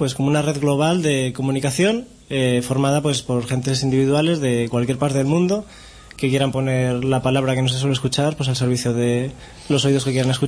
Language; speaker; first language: Spanish; native; Spanish